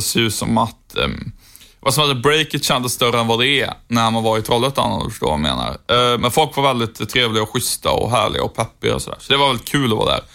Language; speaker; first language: Swedish; native; Swedish